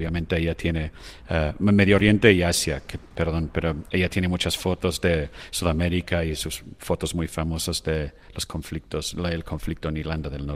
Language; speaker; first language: Spanish; non-native, fluent; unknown